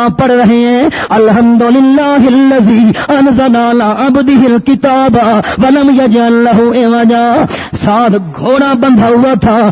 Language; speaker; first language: Urdu; non-native, local second language; Pashto